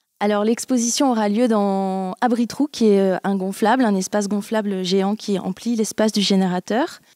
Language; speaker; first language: French; native; French